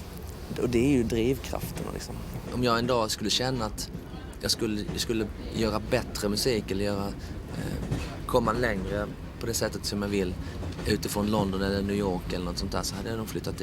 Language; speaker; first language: Swedish; native; Swedish